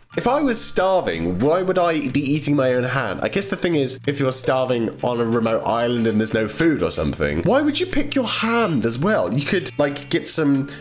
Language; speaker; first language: English; native; English